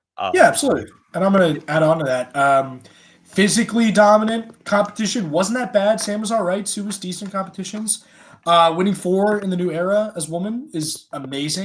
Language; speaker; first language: English; native; English